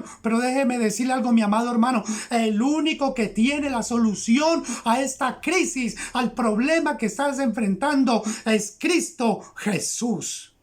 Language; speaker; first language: Spanish; native; Spanish